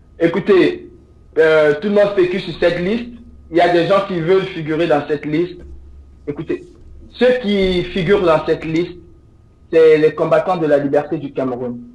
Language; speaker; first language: French; native; French